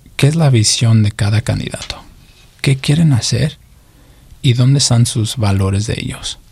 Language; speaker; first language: Spanish; early bilingual, heritage; Spanish